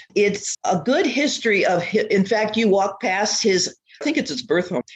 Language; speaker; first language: English; native; English